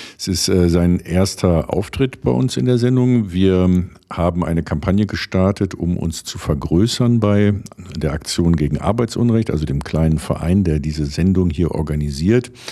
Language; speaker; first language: German; native; German